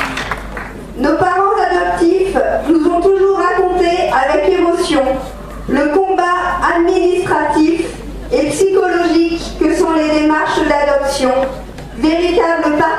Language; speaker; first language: French; native; French